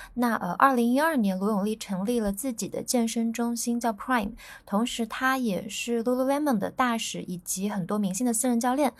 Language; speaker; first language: Chinese; native; Chinese